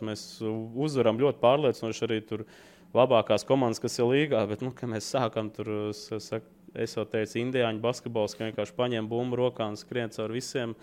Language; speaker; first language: Latvian; native; Latvian